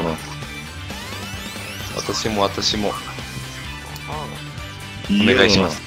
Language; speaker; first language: Japanese; non-native, fluent; Chinese